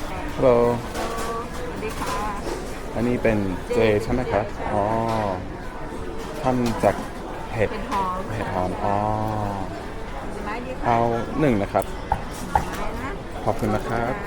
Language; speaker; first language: Thai; non-native, learner; English